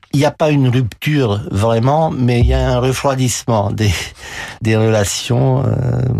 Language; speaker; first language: French; non-native, fluent; Romanian